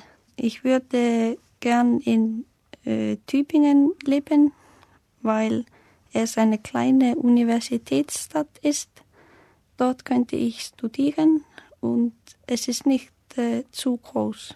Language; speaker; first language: German; non-native, learner; Icelandic